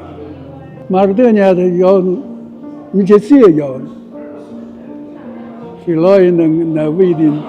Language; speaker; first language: Albanian; non-native, fluent; Chinese